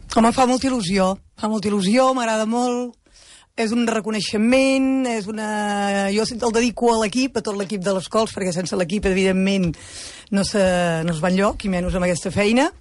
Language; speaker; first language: Catalan; native; Catalan